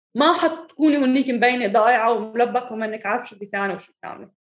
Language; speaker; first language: Arabic; early bilingual, other home language; English